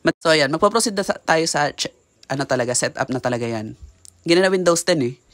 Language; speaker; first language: Filipino; native; Filipino